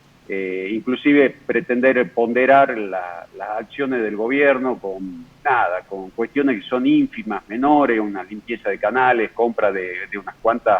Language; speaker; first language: Spanish; native; Spanish